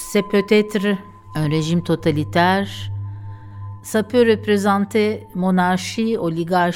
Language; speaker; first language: French; non-native, fluent; Turkish